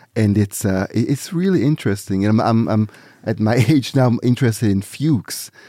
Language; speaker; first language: English; early bilingual, other home language; Swiss German